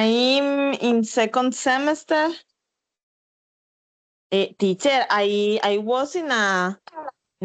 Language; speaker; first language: English; non-native, learner; Spanish